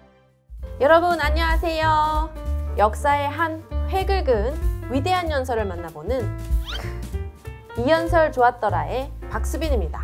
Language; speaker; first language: Korean; native; Korean